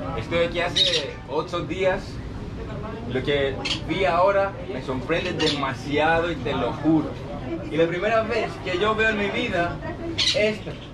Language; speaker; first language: Spanish; non-native, fluent; Greek